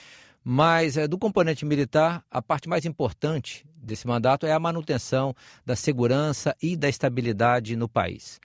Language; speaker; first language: Portuguese; native; Portuguese